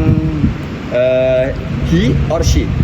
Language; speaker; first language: English; non-native, learner; Indonesian